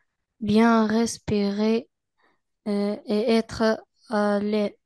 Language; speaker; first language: French; non-native, learner; Arabic